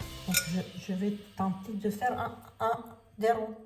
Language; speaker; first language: French; non-native, fluent; Romanian